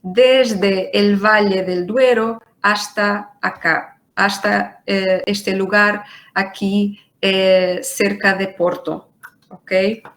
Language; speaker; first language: Spanish; non-native, fluent; Portuguese